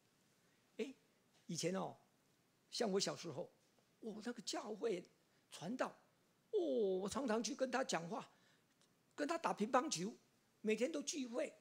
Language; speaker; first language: Chinese; native; Chinese